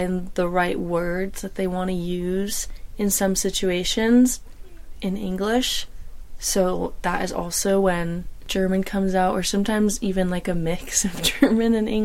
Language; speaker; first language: English; non-native, local second language; German